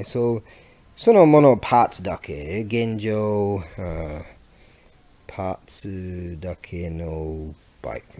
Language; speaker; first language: Japanese; non-native, learner; English